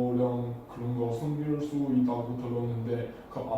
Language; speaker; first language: Korean; non-native, learner; Chinese